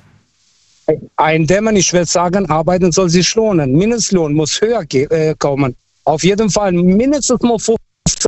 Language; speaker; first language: German; non-native, fluent; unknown